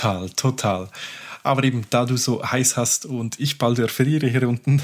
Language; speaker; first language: German; native; German